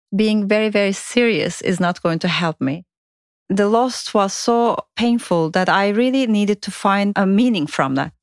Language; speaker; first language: English; non-native, fluent; Turkish